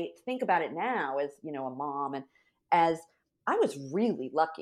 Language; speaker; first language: English; native; English